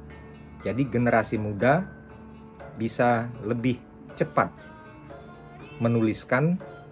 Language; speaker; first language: Indonesian; non-native, local second language; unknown